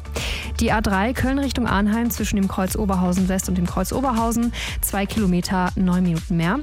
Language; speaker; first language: German; native; German